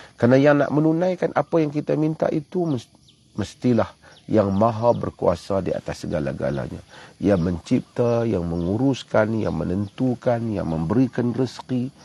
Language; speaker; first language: Malay; native; Malay